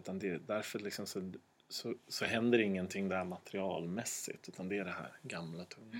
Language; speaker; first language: Swedish; native; Swedish